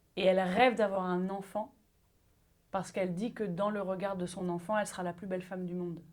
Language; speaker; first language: French; early bilingual, other home language; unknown